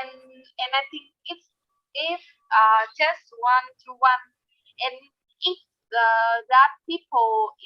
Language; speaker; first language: English; non-native, learner; Vietnamese